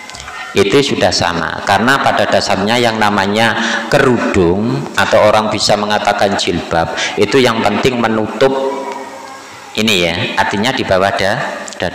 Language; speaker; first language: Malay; non-native, local second language; Javanese